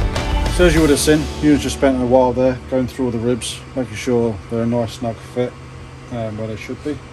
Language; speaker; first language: English; native; English